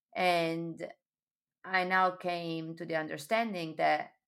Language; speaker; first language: English; non-native, fluent; Italian